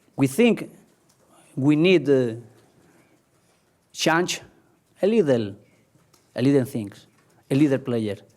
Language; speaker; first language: English; non-native, learner; Spanish